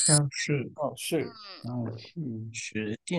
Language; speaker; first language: Chinese; non-native, learner; Vietnamese